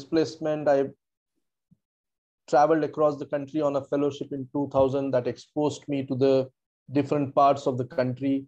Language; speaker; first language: English; non-native, local second language; Marathi